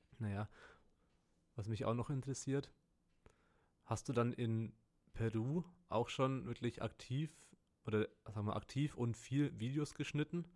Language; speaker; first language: German; native; German